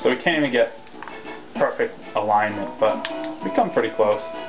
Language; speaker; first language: English; native; English